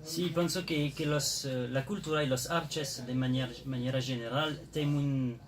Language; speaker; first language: Portuguese; non-native, learner; French